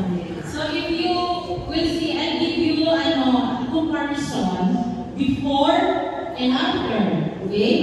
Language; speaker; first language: English; non-native, local second language; Cebuano